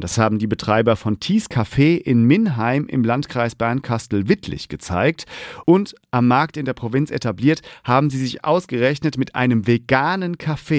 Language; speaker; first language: German; native; German